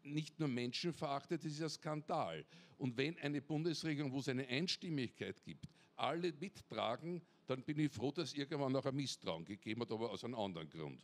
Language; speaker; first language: German; native; German